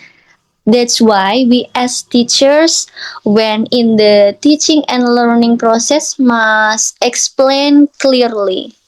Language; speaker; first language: English; non-native, learner; Indonesian